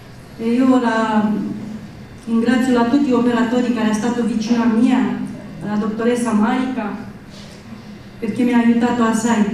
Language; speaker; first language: Italian; non-native, learner; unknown